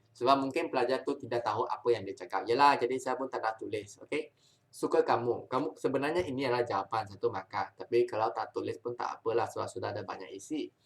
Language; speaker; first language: Malay; non-native, local second language; Chinese